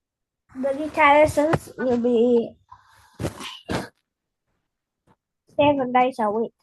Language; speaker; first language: English; non-native, learner; Vietnamese